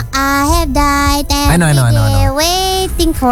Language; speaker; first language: English; non-native, learner; Indonesian